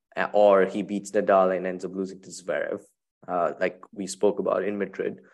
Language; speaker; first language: English; non-native, local second language; Tamil